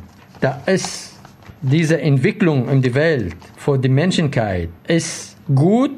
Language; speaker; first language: German; non-native, learner; Arabic